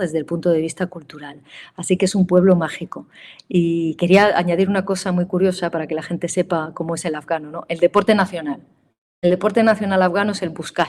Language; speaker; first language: Spanish; native; Spanish